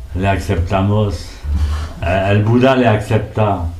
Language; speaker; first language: Spanish; non-native, learner; French